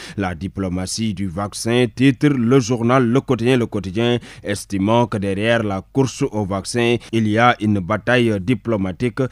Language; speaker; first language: French; non-native, local second language; Wolof